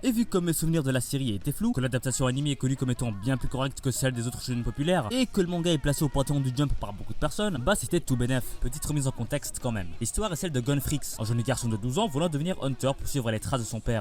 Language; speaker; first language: French; native; French